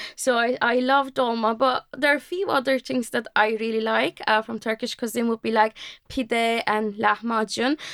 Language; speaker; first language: English; non-native, fluent; Turkish